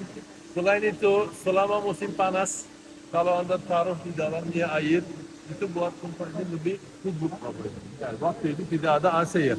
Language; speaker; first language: Indonesian; non-native, fluent; Turkish